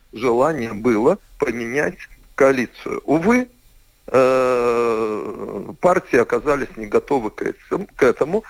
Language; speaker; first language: Russian; native; Russian